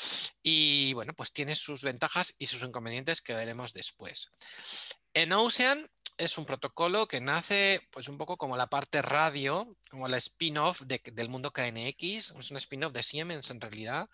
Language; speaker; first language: Spanish; native; Spanish